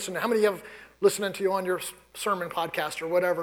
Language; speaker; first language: English; native; English